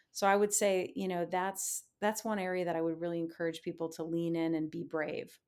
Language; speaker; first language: English; native; English